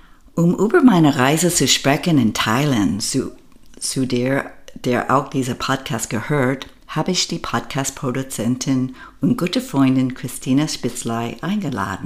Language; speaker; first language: German; non-native, fluent; English